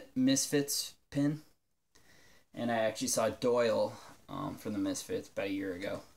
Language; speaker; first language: English; native; English